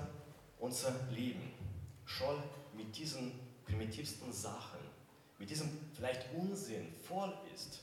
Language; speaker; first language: German; non-native, fluent; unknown